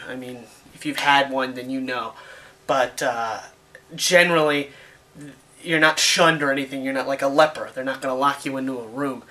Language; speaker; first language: English; native; English